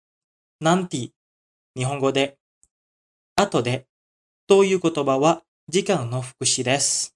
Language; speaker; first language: Japanese; non-native, fluent; Indonesian